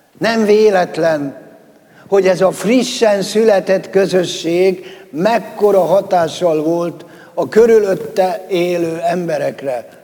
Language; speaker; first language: Hungarian; native; Hungarian